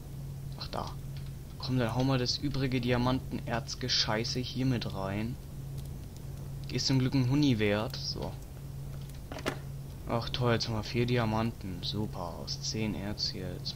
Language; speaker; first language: German; native; German